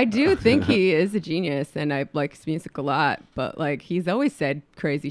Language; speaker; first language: English; native; English